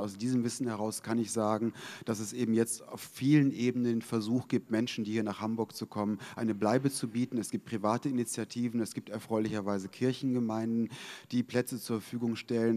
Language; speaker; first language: German; native; German